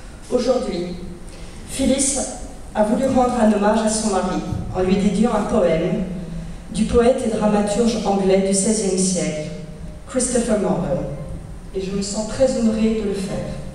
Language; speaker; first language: French; native; French